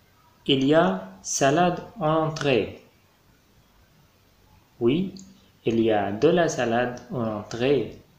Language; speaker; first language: French; non-native, fluent; Arabic